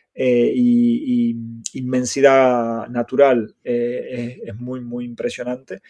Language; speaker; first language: Spanish; native; Spanish